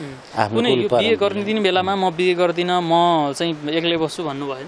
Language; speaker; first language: Nepali; native; Nepali